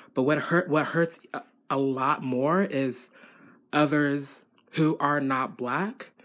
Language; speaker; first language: English; native; English